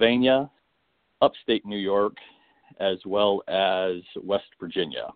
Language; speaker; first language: English; native; English